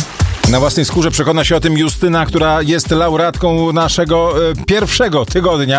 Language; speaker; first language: Polish; native; Polish